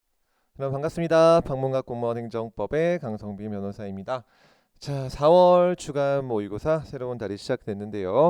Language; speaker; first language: Korean; native; Korean